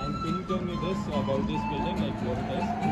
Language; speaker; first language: English; non-native, fluent; Hindi